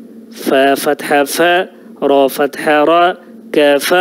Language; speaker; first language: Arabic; non-native, fluent; Urdu